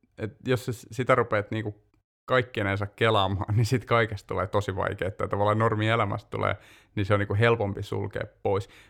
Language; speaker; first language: Finnish; native; Finnish